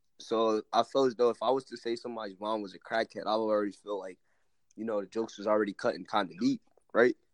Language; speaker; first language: English; native; English